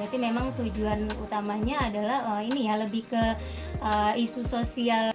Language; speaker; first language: Indonesian; native; Indonesian